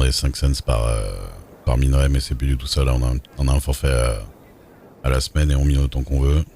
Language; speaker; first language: French; native; French